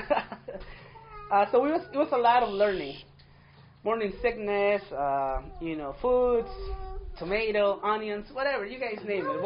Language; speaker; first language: English; non-native, fluent; Spanish